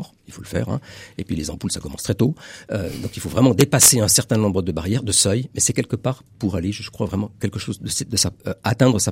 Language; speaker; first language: French; native; French